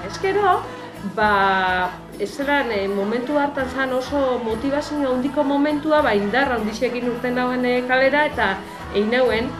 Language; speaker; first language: Basque; native; Basque